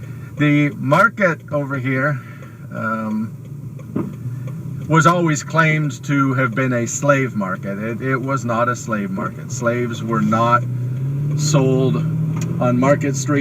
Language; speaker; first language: English; native; English